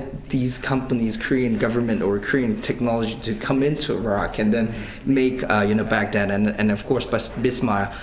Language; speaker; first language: English; non-native, fluent; Korean